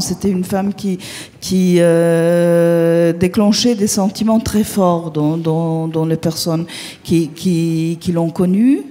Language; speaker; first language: French; non-native, fluent; Italian